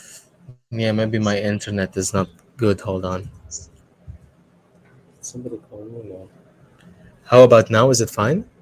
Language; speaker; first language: English; non-native, fluent; Arabic